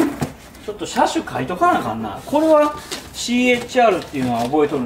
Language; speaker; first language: Japanese; native; Japanese